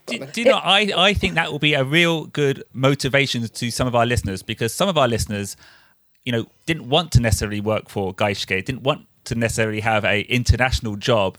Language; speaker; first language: English; native; English